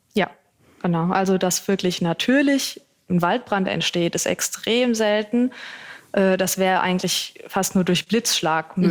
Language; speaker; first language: German; native; German